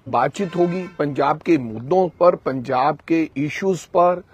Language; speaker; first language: Hindi; non-native, local second language; Punjabi